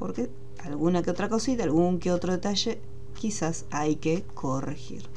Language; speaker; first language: Spanish; native; Spanish